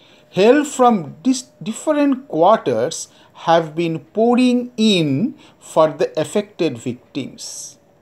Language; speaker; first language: English; non-native, local second language; Bangla